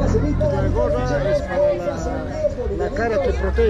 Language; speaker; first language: Spanish; native; Spanish